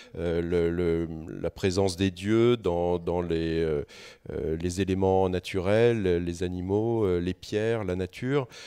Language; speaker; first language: French; native; French